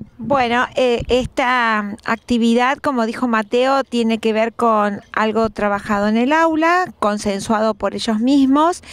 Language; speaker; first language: Spanish; native; Spanish